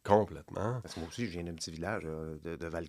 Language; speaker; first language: French; native; French